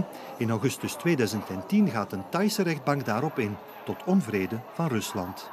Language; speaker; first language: Dutch; native; Dutch